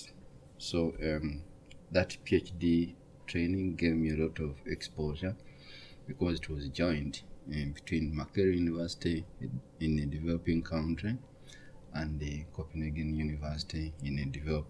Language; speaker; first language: English; non-native, local second language; Ganda